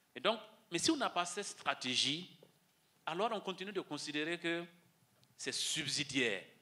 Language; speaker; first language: French; non-native, local second language; Mossi